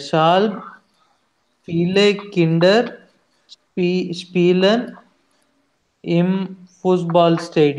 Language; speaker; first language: German; non-native, learner; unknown